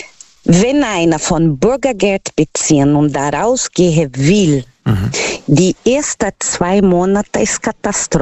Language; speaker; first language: German; non-native, fluent; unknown